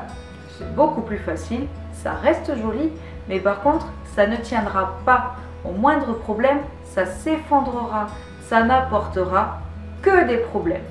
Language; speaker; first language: French; native; French